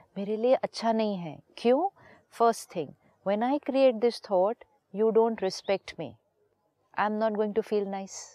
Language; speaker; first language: Hindi; native; Hindi